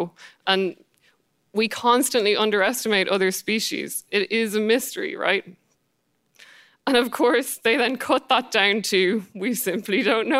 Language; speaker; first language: English; native; English